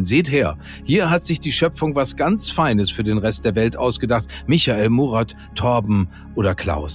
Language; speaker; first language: German; native; German